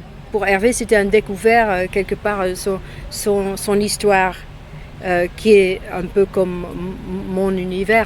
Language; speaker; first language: French; non-native, fluent; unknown